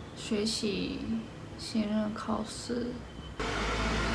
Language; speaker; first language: Chinese; non-native, fluent; Korean